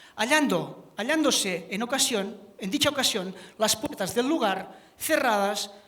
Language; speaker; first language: Spanish; non-native, local second language; Catalan